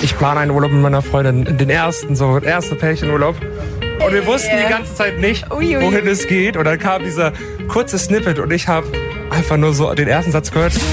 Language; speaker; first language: German; native; German